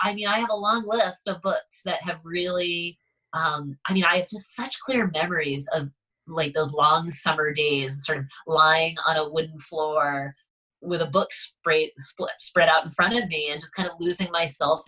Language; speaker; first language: English; native; English